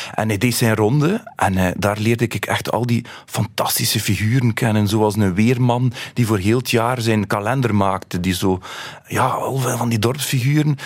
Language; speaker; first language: Dutch; native; Dutch